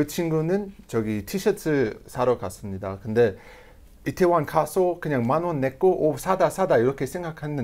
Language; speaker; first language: Korean; non-native, fluent; English